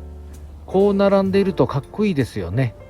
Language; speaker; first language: Japanese; native; Japanese